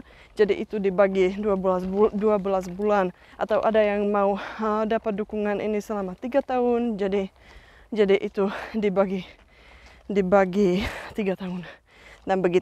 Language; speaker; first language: Indonesian; non-native, fluent; Czech